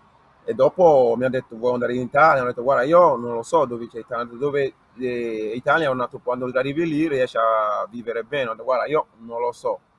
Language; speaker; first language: Italian; non-native, learner; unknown